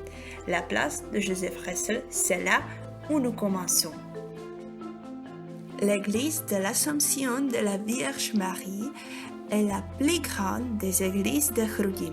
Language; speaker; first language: French; non-native, fluent; Czech